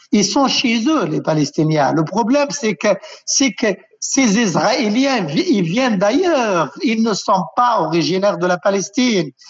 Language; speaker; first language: French; non-native, local second language; Arabic